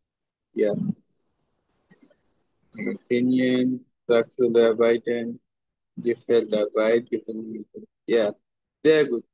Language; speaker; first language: German; non-native, fluent; Bangla